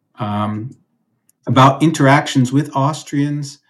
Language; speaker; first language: English; native; English